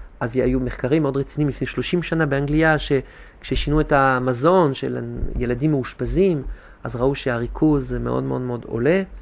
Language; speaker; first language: Hebrew; non-native, fluent; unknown